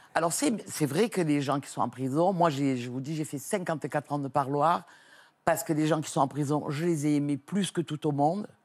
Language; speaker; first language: French; native; French